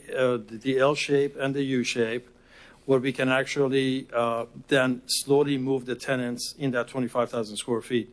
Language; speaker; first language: English; non-native, fluent; Persian